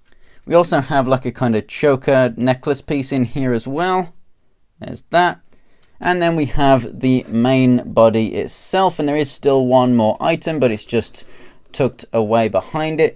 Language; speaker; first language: English; native; English